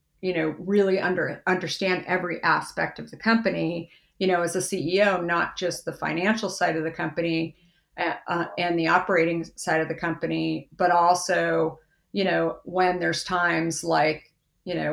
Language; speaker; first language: English; native; English